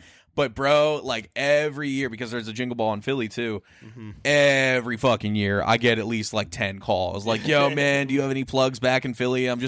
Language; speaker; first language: English; native; English